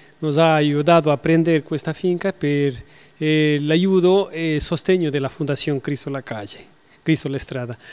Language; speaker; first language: Italian; non-native, learner; Spanish